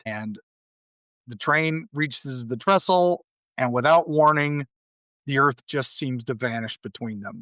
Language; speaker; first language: English; native; English